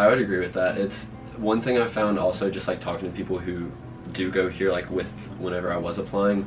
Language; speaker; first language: English; native; English